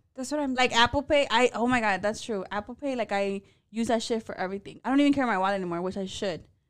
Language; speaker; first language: English; early bilingual, other home language; Spanish